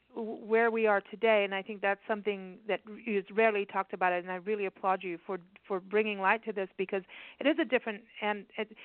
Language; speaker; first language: English; native; English